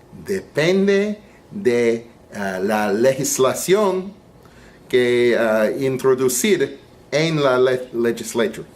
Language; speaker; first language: Spanish; non-native, learner; English